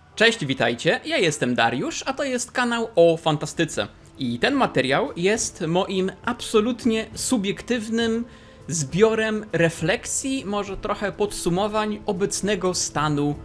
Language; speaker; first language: Polish; native; Polish